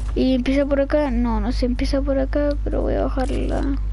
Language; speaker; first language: Spanish; native; Spanish